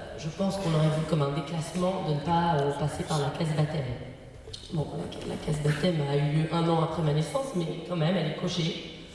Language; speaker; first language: French; native; French